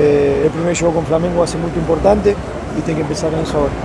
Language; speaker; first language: Portuguese; non-native, learner; Spanish